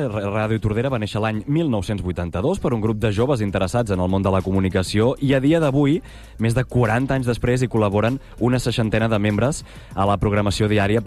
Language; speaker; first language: Catalan; native; Catalan